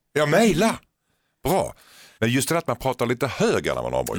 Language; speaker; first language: Swedish; native; Swedish